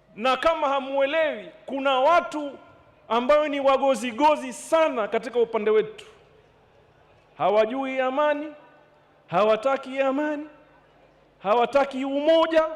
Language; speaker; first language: Swahili; native; Swahili